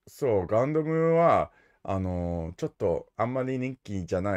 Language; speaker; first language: Japanese; non-native, learner; English